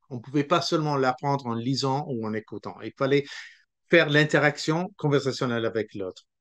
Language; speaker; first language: French; non-native, local second language; English